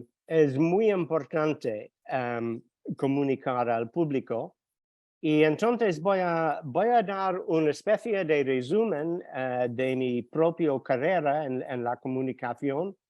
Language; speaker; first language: Spanish; non-native, fluent; English